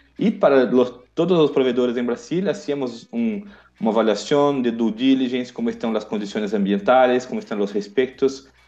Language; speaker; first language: Spanish; non-native, learner; Portuguese